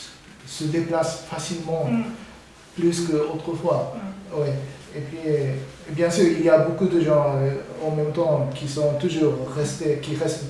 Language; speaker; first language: French; non-native, learner; Korean